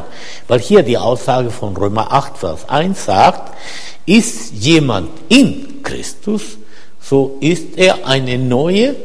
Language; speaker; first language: German; non-native, fluent; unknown